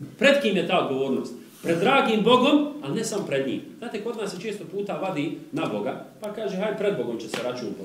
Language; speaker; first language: Serbian; native; Serbian